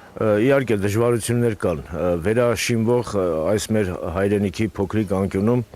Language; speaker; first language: Armenian; native; Armenian